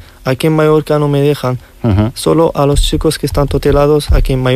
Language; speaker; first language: Spanish; non-native, learner; Riffian